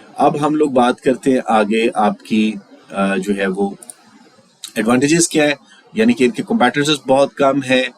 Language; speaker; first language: Urdu; native; Urdu